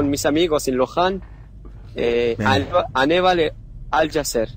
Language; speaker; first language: Spanish; non-native, learner; Arabic